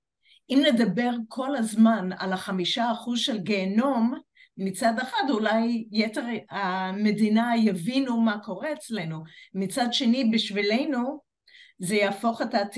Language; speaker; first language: Hebrew; non-native, fluent; English